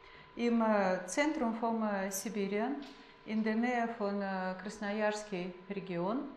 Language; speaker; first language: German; non-native, fluent; Russian